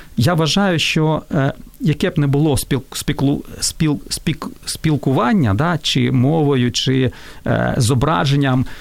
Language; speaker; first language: Ukrainian; non-native, local second language; Russian